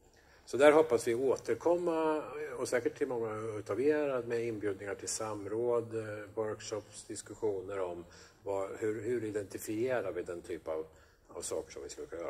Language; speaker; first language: Swedish; native; Swedish